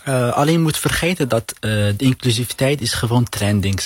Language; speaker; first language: Dutch; non-native, learner; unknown